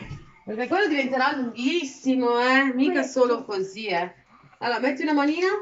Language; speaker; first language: Italian; native; Italian